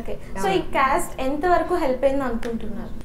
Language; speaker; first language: Telugu; native; Telugu